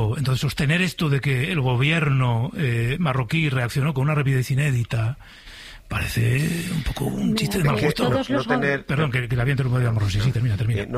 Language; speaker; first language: Spanish; native; Spanish